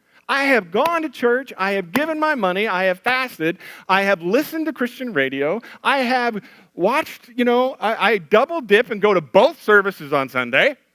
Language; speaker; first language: English; native; English